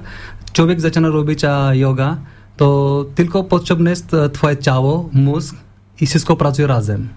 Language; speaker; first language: Polish; non-native, learner; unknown